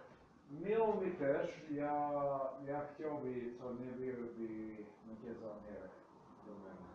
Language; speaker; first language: Polish; non-native, learner; Slovenian